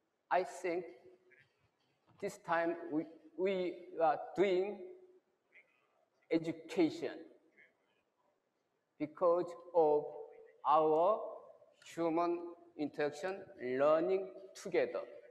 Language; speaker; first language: English; non-native, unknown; Korean